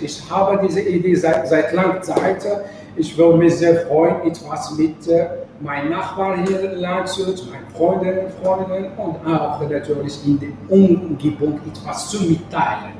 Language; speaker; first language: German; non-native, fluent; Arabic